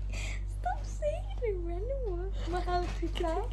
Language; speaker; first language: English; non-native, local second language; Indonesian